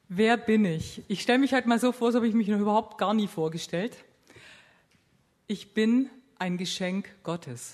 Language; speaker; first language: German; native; German